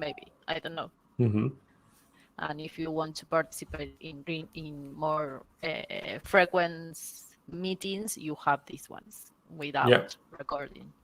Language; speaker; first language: English; non-native, learner; Spanish